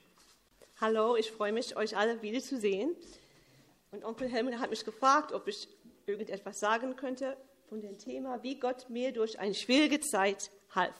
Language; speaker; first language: German; early bilingual, heritage; English